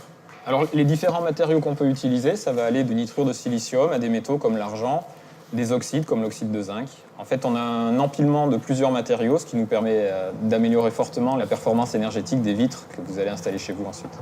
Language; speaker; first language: French; native; French